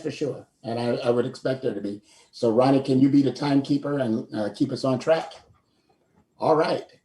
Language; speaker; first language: English; native; English